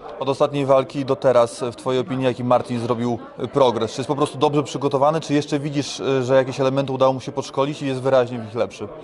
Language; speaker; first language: Polish; native; Polish